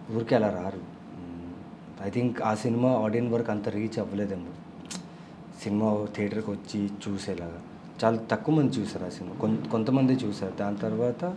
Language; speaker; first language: Telugu; non-native, local second language; Tamil